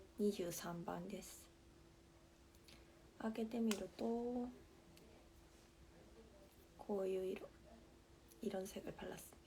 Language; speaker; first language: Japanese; non-native, fluent; Korean